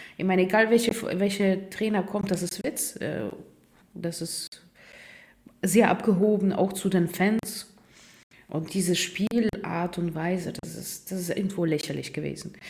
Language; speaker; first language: German; non-native, fluent; Russian